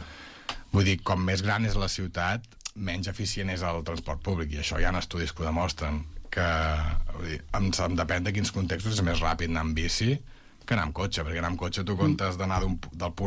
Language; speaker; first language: Catalan; native; Catalan